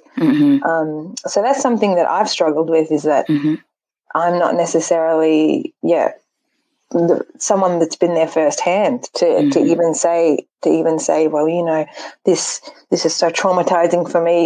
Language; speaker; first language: English; early bilingual, other home language; Persian